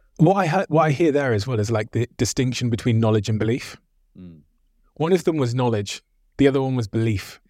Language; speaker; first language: English; native; English